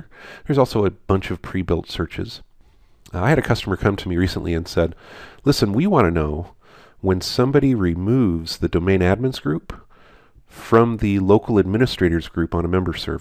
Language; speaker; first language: English; native; English